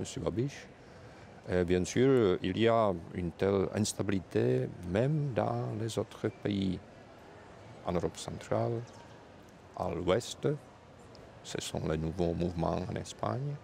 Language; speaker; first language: French; non-native, fluent; Czech